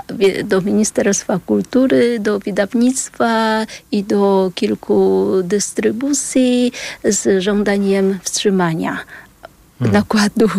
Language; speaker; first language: Polish; early bilingual, other home language; Vietnamese